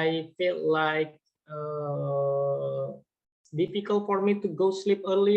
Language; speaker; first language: English; non-native, fluent; Indonesian